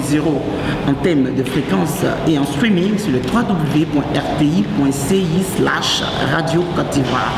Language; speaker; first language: French; native; French